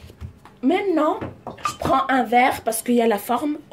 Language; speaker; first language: French; non-native, learner; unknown